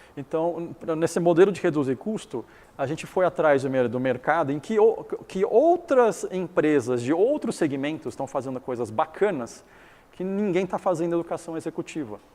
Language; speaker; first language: Portuguese; early bilingual, other home language; Chinese